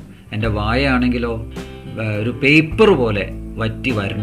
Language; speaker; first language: Malayalam; native; Malayalam